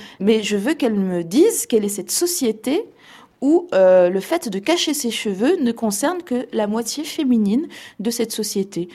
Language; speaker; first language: French; non-native, local second language; Arabic